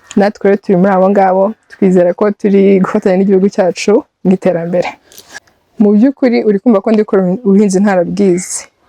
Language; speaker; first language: Kinyarwanda; native; Kinyarwanda